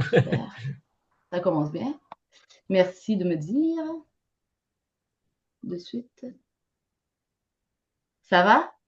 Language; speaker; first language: French; native; French